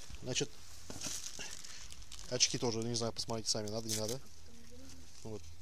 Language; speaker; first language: Russian; native; Russian